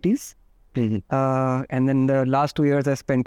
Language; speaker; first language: English; non-native, local second language; Hindi